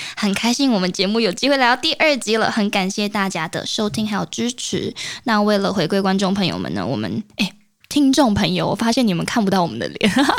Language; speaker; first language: Chinese; native; Chinese